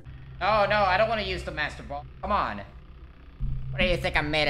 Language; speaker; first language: English; native; English